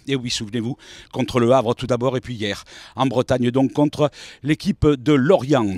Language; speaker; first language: French; native; French